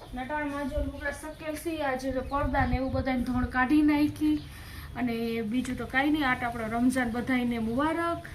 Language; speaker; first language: Gujarati; non-native, local second language; Kachhi